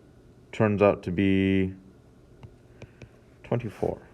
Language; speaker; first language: English; native; English